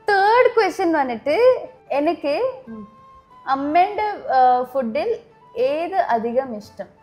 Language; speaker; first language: Malayalam; non-native, learner; Kannada